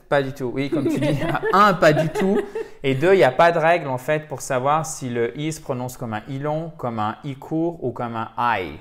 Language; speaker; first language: French; native; French